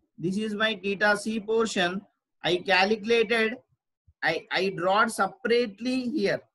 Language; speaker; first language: English; non-native, local second language; Telugu